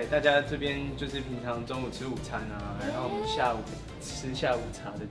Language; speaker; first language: Chinese; native; Chinese